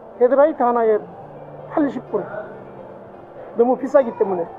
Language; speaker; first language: Korean; native; Korean